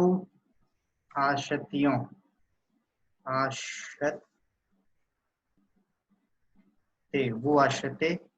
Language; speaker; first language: French; non-native, learner; Hindi